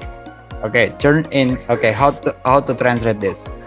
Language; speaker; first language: English; non-native, fluent; Indonesian